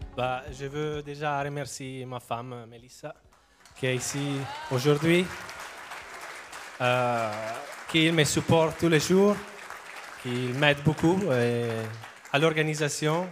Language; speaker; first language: French; non-native, learner; English